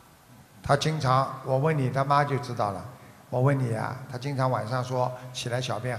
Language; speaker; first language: Chinese; non-native, local second language; Wu Chinese